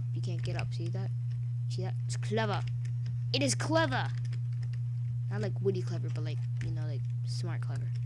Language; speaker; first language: English; native; English